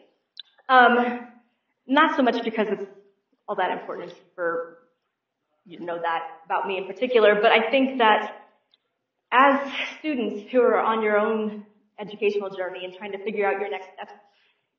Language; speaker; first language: English; native; English